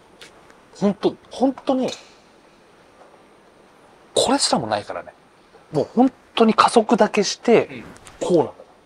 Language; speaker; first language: Japanese; native; Japanese